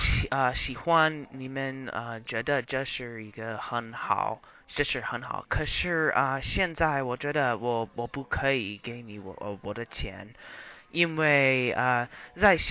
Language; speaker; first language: Chinese; non-native, learner; English